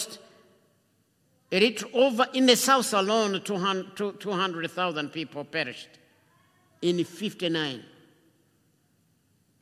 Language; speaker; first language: English; non-native, local second language; Kinyarwanda